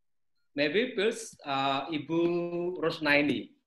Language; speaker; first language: English; non-native, learner; Indonesian